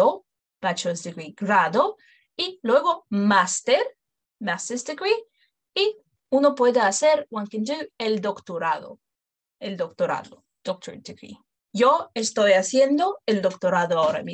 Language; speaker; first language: Spanish; non-native, fluent; English